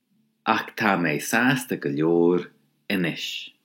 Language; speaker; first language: Irish; non-native, local second language; English